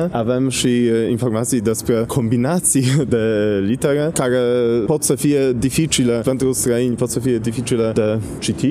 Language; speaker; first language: Romanian; non-native, fluent; Polish